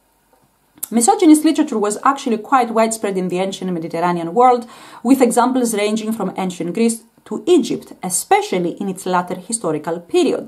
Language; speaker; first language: English; non-native, fluent; Greek